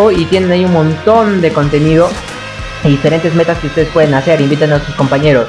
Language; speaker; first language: Spanish; native; Spanish